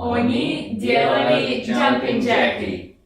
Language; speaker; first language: Czech; non-native, learner; English